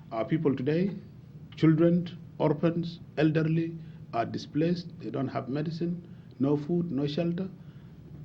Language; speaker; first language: English; non-native, fluent; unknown